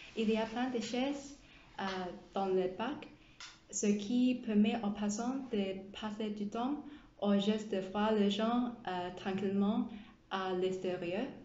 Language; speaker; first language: French; non-native, learner; Cantonese